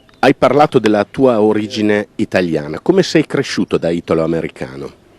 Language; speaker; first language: Italian; native; Italian